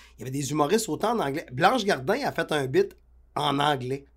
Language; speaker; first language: French; native; French